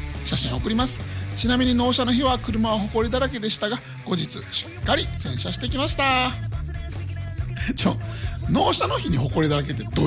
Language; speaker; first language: Japanese; native; Japanese